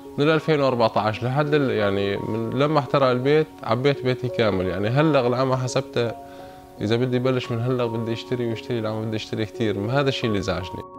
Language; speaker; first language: Arabic; native; Arabic